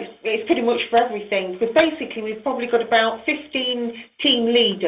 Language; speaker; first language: English; native; English